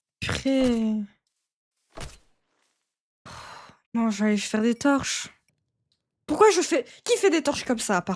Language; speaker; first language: French; native; French